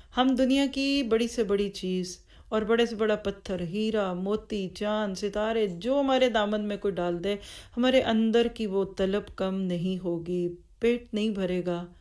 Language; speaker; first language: Urdu; native; Urdu